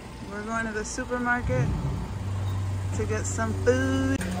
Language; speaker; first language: English; early bilingual, other home language; Spanish